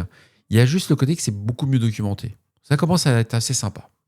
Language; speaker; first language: French; native; French